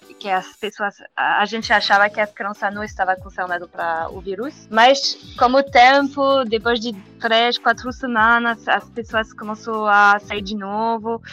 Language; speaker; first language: Portuguese; non-native, learner; French